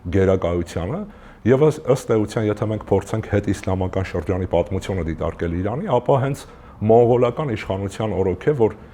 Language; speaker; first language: Armenian; native; Armenian